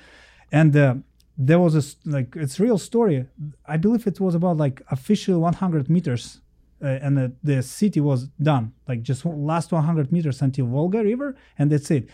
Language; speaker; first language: English; non-native, learner; Russian